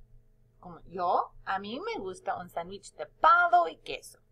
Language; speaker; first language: Spanish; non-native, fluent; English